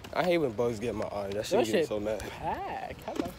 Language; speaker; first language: English; native; English